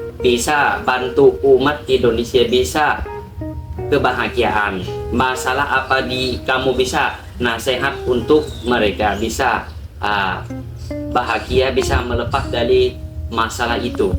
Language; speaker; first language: Indonesian; non-native, learner; Thai